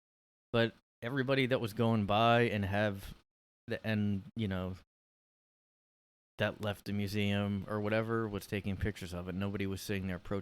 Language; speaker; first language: English; native; English